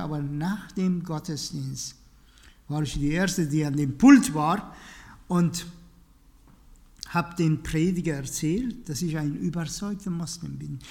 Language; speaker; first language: German; non-native, fluent; Persian